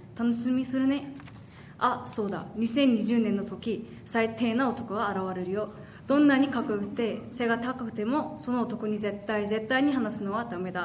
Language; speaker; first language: Japanese; non-native, learner; English